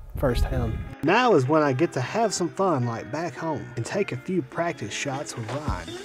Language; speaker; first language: English; native; English